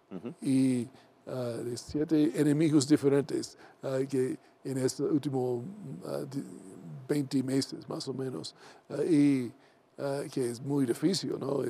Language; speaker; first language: Spanish; non-native, learner; English